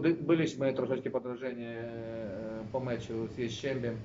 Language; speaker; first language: Polish; non-native, learner; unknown